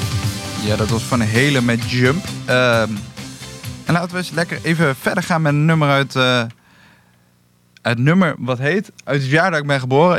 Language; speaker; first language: Dutch; native; Dutch